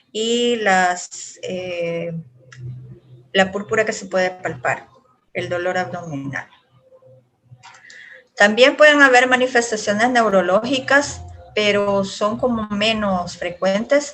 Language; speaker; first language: Spanish; native; Spanish